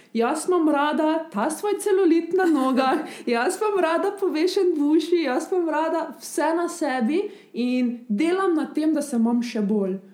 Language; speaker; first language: Slovenian; early bilingual, other home language; Bosnian